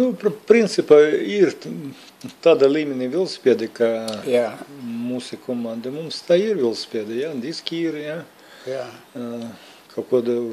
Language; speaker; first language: Latvian; non-native, local second language; Russian